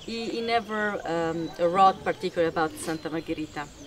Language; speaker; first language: English; non-native, fluent; Italian